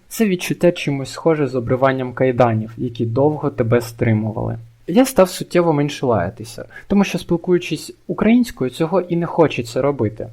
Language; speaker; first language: Ukrainian; non-native, local second language; Russian